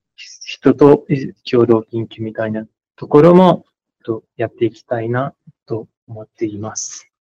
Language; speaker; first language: Japanese; non-native, fluent; Nepali